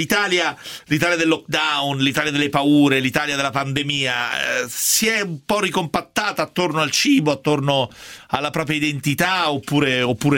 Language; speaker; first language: Italian; native; Italian